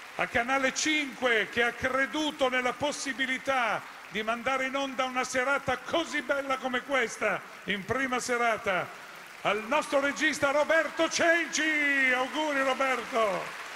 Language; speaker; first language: Italian; native; Italian